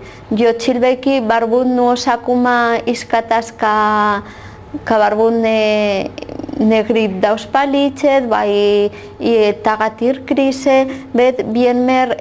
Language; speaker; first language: Latvian; non-native, learner; Catalan